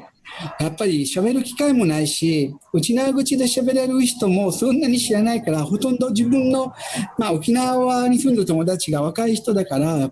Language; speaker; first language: Japanese; non-native, fluent; Italian